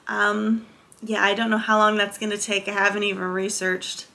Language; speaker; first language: English; native; English